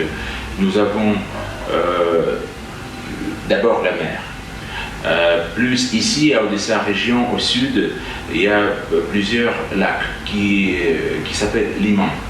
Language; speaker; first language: French; non-native, fluent; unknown